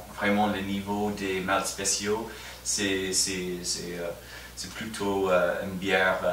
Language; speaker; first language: French; non-native, fluent; English